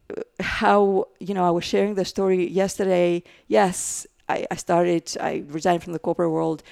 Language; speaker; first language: English; non-native, fluent; Greek